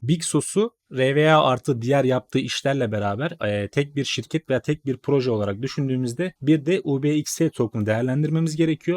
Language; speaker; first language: Turkish; native; Turkish